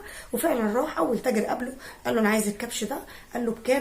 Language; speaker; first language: Arabic; native; Arabic